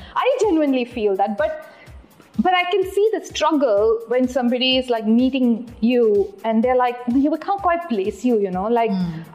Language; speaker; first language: English; non-native, local second language; Tamil